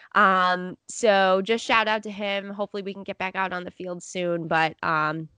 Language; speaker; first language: English; native; English